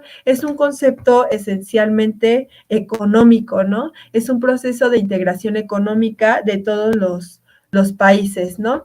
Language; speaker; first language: Spanish; native; Spanish